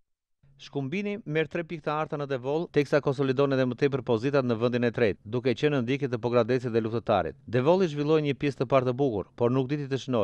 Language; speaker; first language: Albanian; native; Albanian